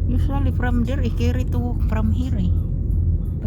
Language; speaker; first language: English; non-native, learner; Filipino